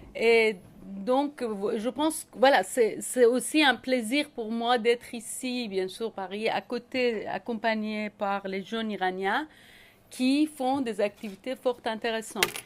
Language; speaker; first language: French; non-native, fluent; Persian